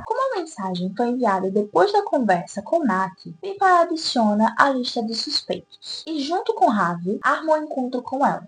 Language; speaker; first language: Portuguese; native; Portuguese